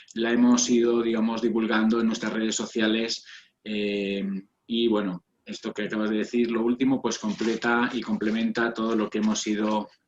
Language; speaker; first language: Spanish; native; Spanish